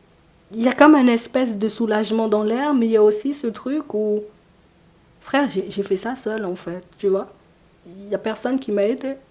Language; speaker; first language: French; native; French